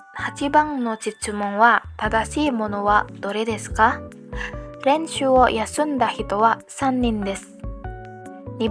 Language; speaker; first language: Japanese; non-native, learner; Indonesian